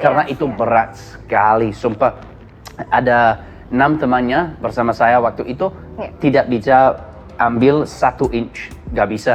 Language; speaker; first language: Indonesian; non-native, learner; English